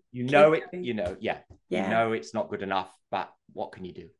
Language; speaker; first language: English; native; English